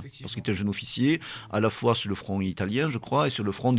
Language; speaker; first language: French; native; French